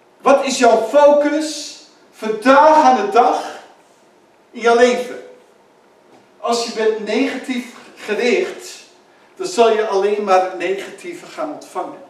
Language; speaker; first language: Dutch; native; Dutch